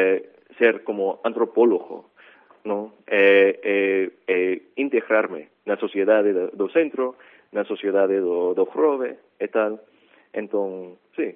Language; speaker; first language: Galician; non-native, fluent; English